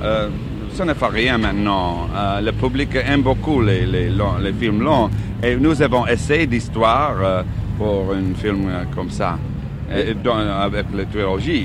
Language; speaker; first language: French; non-native, learner; English